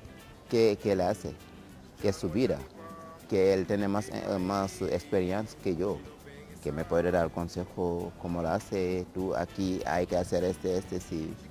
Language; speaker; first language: Spanish; non-native, learner; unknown